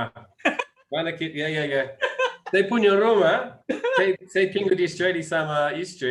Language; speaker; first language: Indonesian; non-native, learner; English